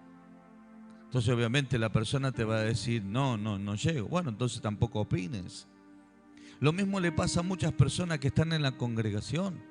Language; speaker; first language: Spanish; native; Spanish